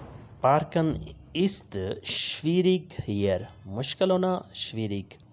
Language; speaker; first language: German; non-native, learner; Urdu